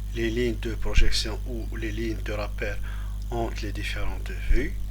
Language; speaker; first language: French; non-native, local second language; Arabic